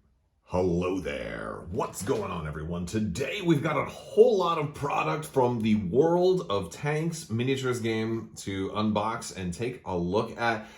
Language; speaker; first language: English; native; English